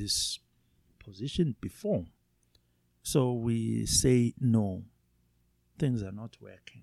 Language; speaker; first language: English; non-native, local second language; Zulu